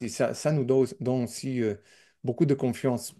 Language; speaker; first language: French; non-native, learner; English